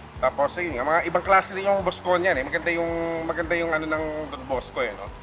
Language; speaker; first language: Filipino; non-native, local second language; Cebuano